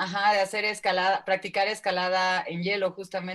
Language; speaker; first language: Spanish; native; Spanish